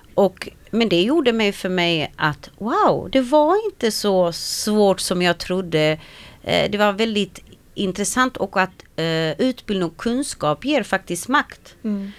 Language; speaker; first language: Swedish; early bilingual, other home language; Romany